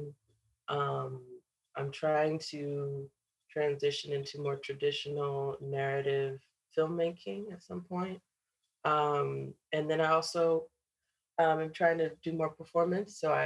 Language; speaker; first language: English; native; English